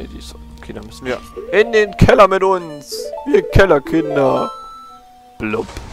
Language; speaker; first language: German; native; German